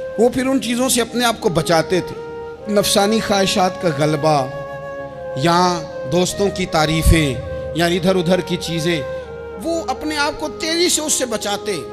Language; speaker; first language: Urdu; non-native, local second language; Punjabi